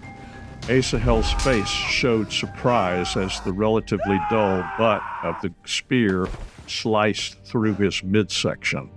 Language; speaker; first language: English; native; English